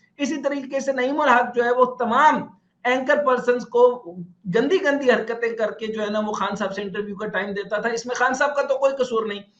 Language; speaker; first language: Urdu; non-native, local second language; Punjabi